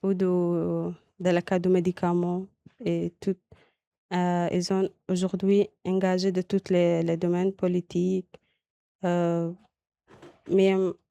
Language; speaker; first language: French; non-native, learner; Arabic